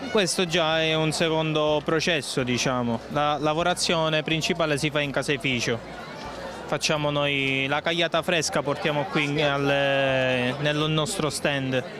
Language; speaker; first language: Italian; native; Italian